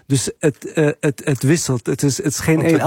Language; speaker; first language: Dutch; non-native, fluent; Arabic